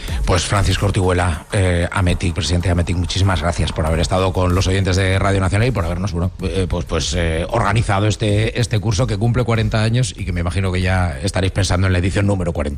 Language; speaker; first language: Spanish; native; Spanish